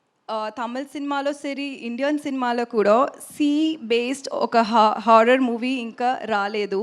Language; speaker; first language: Telugu; non-native, learner; Tamil